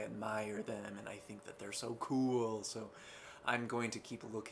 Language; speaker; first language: English; native; English